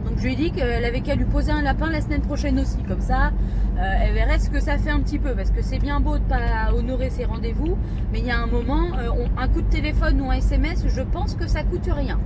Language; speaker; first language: French; native; French